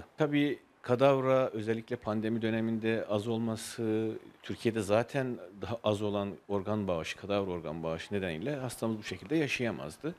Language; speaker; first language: Turkish; native; Turkish